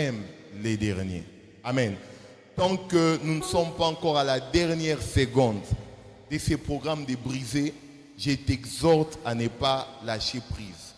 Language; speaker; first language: French; non-native, local second language; Lingala